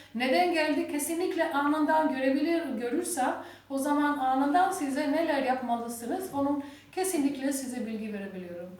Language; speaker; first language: Turkish; non-native, fluent; Albanian